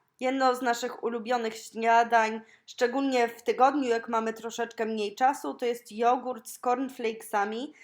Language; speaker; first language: Polish; native; Polish